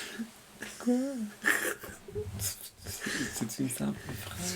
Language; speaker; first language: French; non-native, fluent; Spanish